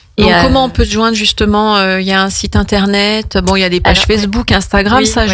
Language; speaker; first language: French; native; French